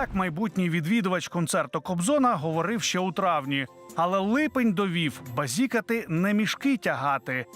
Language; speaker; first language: Ukrainian; native; Ukrainian